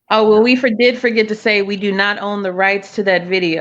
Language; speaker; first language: English; native; English